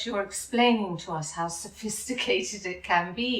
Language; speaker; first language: English; native; English